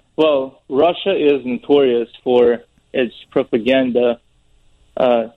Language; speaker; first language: English; non-native, fluent; Russian